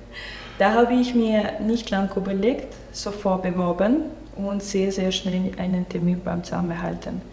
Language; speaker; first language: German; non-native, local second language; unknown